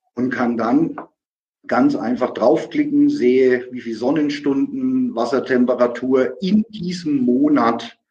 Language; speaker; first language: German; native; German